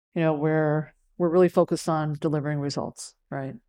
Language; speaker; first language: English; early bilingual, other home language; Cantonese